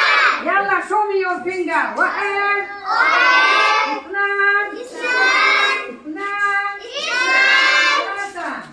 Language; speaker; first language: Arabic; non-native, fluent; Bangla